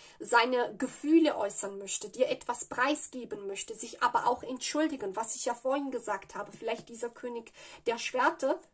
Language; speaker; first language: German; non-native, fluent; Italian